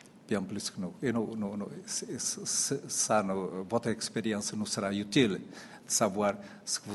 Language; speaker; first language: French; non-native, fluent; Portuguese